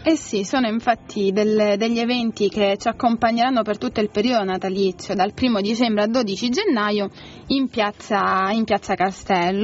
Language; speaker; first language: Italian; native; Italian